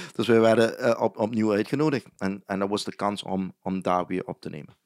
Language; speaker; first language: Dutch; non-native, fluent; English